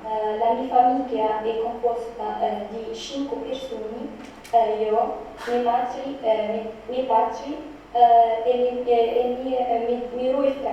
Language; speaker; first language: Italian; non-native, learner; Arabic